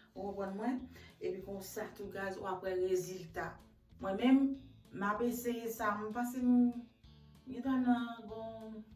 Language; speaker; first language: French; non-native, learner; Haitian Creole